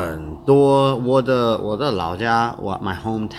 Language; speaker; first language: Chinese; non-native, learner; English